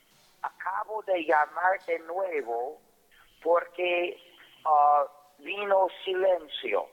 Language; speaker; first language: Spanish; non-native, fluent; English